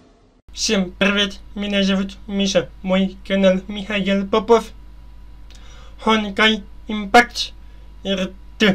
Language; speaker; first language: Russian; non-native, learner; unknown